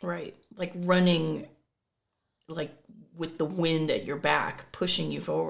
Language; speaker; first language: English; native; English